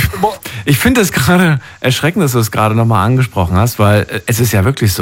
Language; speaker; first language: German; native; German